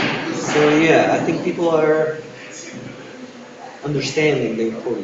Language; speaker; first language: English; non-native, fluent; Spanish